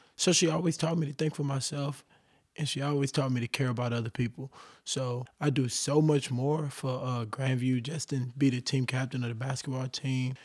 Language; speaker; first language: English; native; English